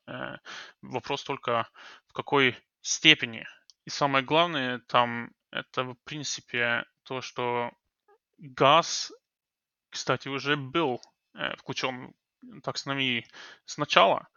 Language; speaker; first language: Russian; non-native, fluent; Norwegian